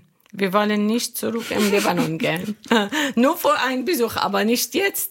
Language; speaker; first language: German; non-native, learner; Arabic